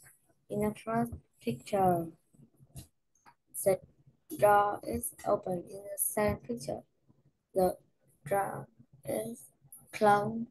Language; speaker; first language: English; non-native, learner; Vietnamese